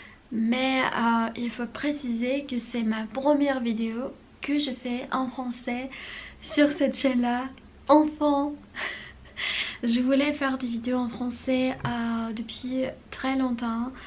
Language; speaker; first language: French; non-native, fluent; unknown